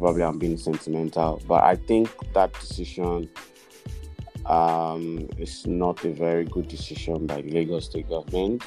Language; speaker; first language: English; non-native, local second language; Yoruba